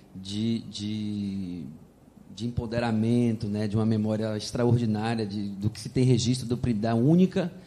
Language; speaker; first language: Portuguese; native; Portuguese